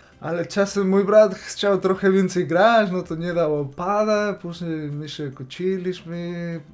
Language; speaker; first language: Polish; non-native, fluent; Spanish